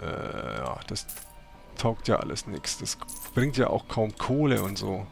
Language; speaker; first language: German; native; German